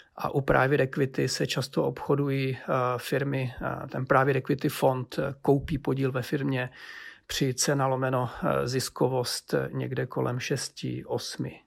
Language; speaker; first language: Czech; native; Czech